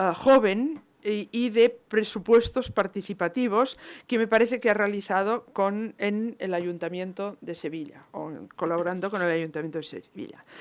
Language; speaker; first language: Spanish; non-native, local second language; Catalan